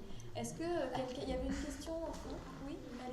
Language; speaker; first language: French; native; French